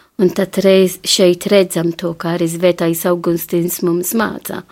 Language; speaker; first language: Latvian; non-native, fluent; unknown